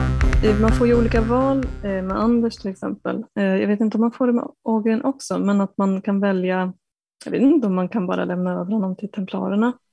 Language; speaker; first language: Swedish; native; Swedish